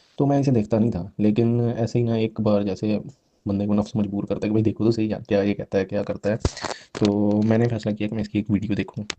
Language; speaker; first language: Urdu; non-native, local second language; Punjabi